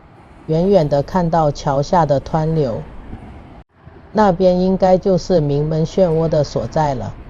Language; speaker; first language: Chinese; native; Chinese